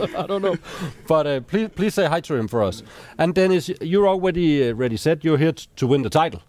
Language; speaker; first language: English; non-native, fluent; Danish